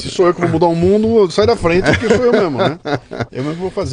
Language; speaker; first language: Portuguese; native; Portuguese